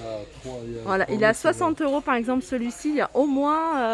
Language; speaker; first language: French; native; French